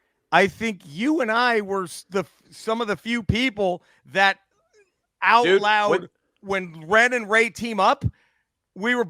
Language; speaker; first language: English; native; English